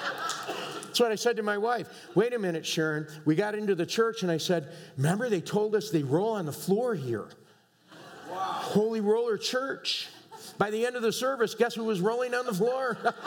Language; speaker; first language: English; native; English